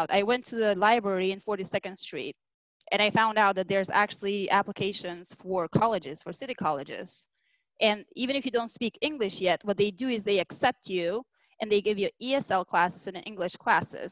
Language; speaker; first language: English; non-native, fluent; Albanian